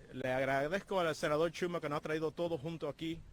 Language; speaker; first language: Spanish; early bilingual, heritage; Spanish